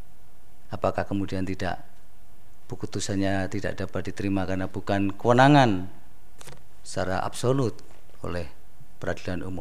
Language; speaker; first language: Indonesian; native; Indonesian